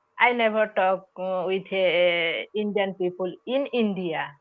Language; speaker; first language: English; non-native, learner; Odia